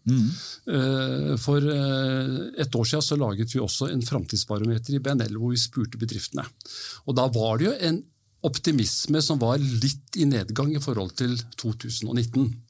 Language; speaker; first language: Norwegian; early bilingual, heritage; Norwegian